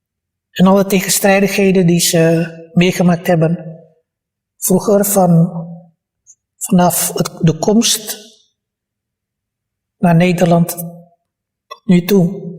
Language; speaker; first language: Dutch; early bilingual, other home language; Malay